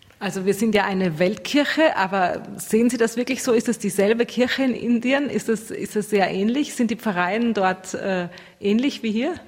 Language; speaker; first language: German; native; German